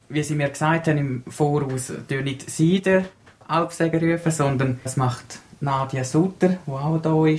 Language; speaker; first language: German; native; German